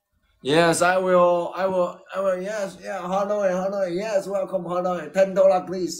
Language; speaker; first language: English; non-native, learner; Chinese